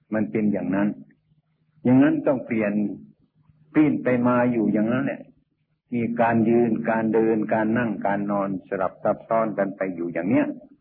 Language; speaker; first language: Thai; native; Thai